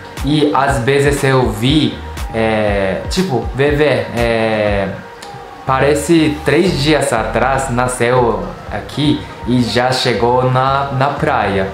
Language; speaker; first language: Portuguese; non-native, learner; Japanese